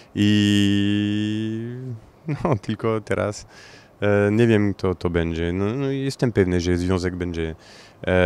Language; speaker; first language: Polish; non-native, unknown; French